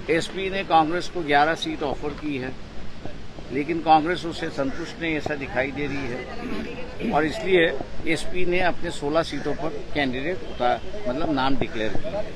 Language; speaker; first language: Hindi; non-native, local second language; Marathi